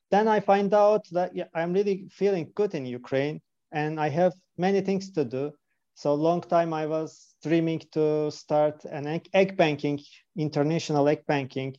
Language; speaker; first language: English; non-native, fluent; Turkish